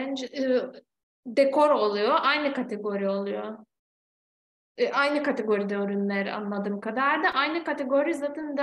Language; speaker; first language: Turkish; non-native, fluent; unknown